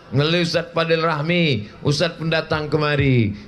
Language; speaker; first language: Indonesian; non-native, local second language; Malay